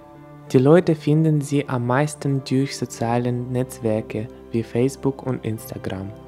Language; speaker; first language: German; non-native, fluent; Russian